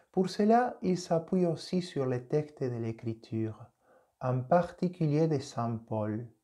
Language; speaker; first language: French; non-native, fluent; Spanish